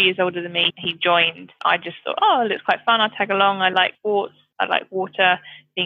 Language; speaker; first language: English; native; English